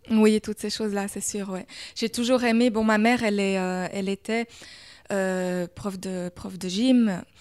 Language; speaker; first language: French; early bilingual, other home language; German